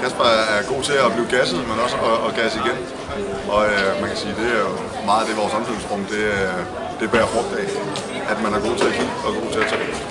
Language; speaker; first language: Danish; native; Danish